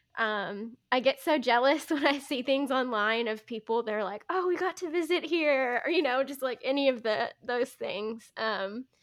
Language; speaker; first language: English; native; English